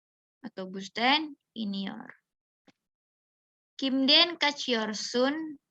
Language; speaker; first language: Turkish; non-native, learner; Indonesian